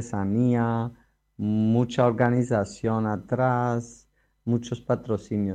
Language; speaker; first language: Spanish; non-native, fluent; Greek